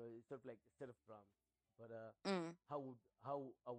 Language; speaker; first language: English; non-native, local second language; Xhosa